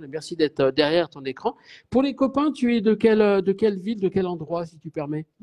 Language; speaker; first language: French; native; French